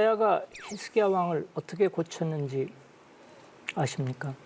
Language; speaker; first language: Korean; native; Korean